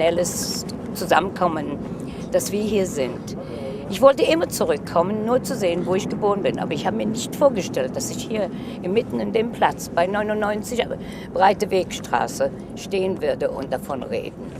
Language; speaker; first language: German; early bilingual, heritage; German